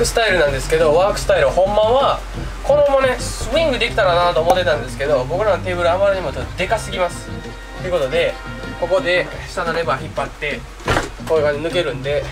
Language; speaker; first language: Japanese; native; Japanese